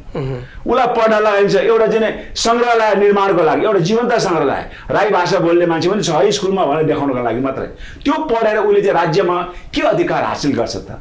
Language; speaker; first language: Nepali; non-native, local second language; Sherpa